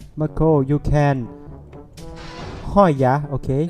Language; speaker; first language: English; non-native, learner; Thai